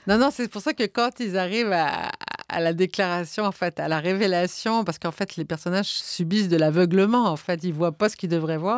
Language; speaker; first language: French; native; French